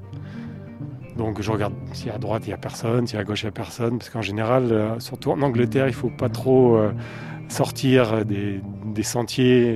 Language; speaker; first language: French; native; French